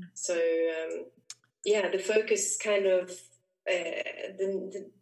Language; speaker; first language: English; non-native, fluent; Swedish